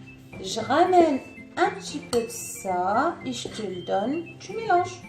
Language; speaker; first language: French; non-native, local second language; Arabic